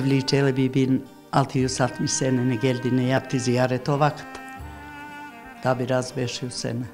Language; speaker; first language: Turkish; non-native, learner; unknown